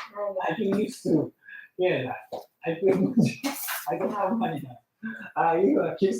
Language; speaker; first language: English; non-native, learner; Japanese